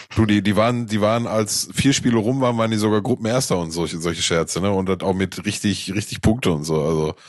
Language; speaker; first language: German; native; German